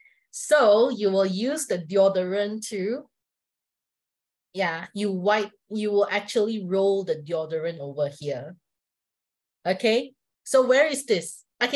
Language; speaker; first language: English; non-native, local second language; Chinese